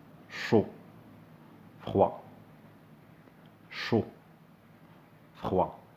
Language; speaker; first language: French; non-native, fluent; Arabic